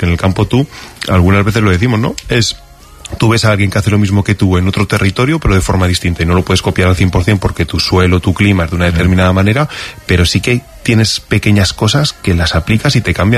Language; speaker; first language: Spanish; native; Spanish